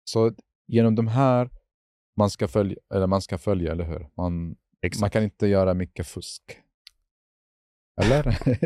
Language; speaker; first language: Swedish; non-native, fluent; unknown